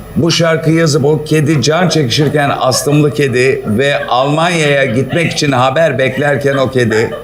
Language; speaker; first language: Turkish; native; Turkish